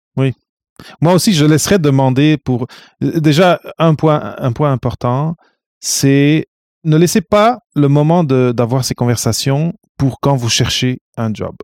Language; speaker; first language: French; non-native, fluent; Portuguese